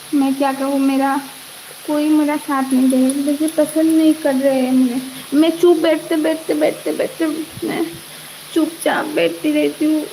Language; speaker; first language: Hindi; non-native, local second language; Bangla